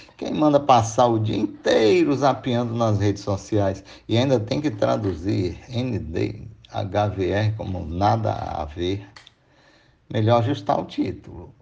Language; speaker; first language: Portuguese; native; Portuguese